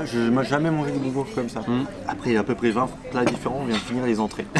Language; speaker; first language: French; native; French